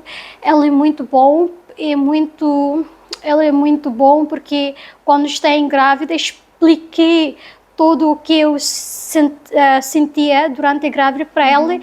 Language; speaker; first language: Portuguese; non-native, learner; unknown